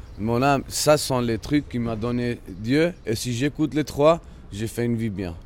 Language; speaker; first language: French; non-native, local second language; Spanish